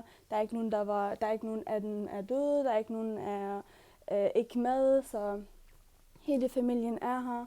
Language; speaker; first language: Danish; non-native, learner; Arabic